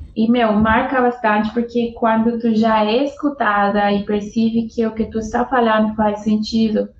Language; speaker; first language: Portuguese; non-native, fluent; Spanish